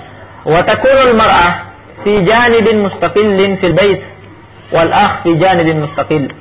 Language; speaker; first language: Arabic; non-native, fluent; Indonesian